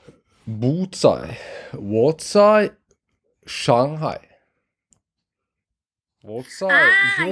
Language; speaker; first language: Chinese; non-native, learner; German